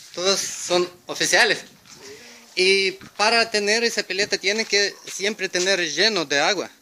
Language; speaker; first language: Spanish; non-native, learner; Russian